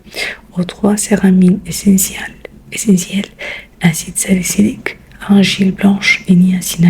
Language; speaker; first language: French; non-native, learner; Spanish